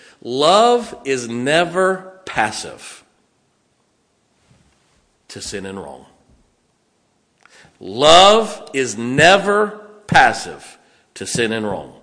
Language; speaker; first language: English; native; English